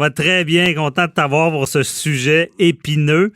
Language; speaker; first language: French; native; French